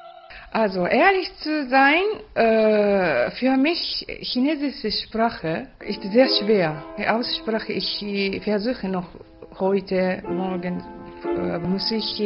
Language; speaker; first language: German; non-native, learner; Japanese